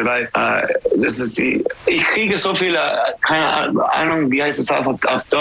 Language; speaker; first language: German; non-native, fluent; English